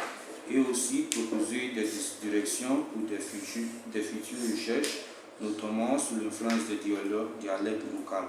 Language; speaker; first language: French; non-native, fluent; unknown